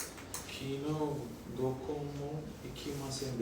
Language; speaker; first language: Japanese; non-native, learner; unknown